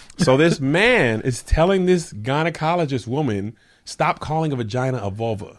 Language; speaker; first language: English; native; English